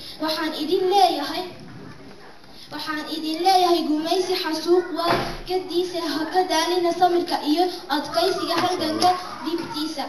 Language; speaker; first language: Somali; early bilingual, heritage; Somali